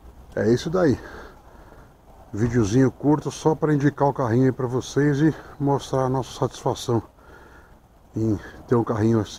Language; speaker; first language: Portuguese; native; Portuguese